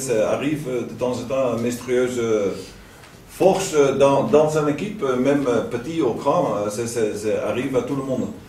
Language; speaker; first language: French; non-native, learner; Dutch